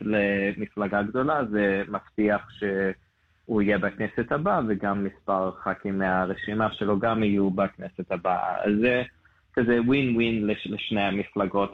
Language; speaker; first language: Hebrew; non-native, fluent; English